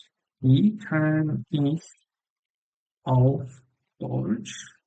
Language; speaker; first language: German; non-native, learner; English